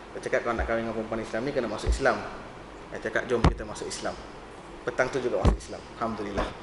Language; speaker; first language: Malay; non-native, local second language; Tamil